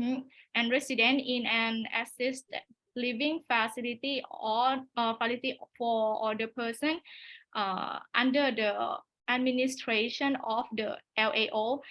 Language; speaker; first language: English; non-native, learner; Thai